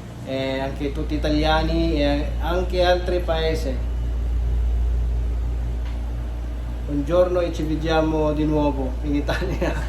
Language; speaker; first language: Italian; non-native, learner; Filipino